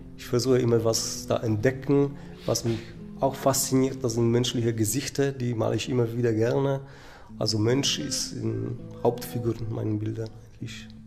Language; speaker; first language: German; non-native, fluent; Polish